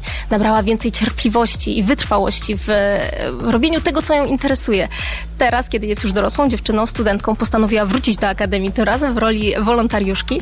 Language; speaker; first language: Polish; native; Polish